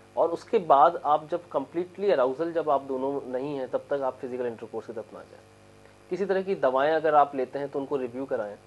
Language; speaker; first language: Hindi; native; Hindi